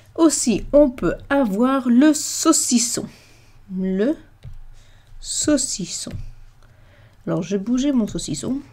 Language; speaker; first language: French; non-native, fluent; English